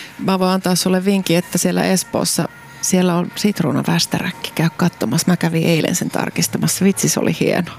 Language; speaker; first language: Finnish; native; Finnish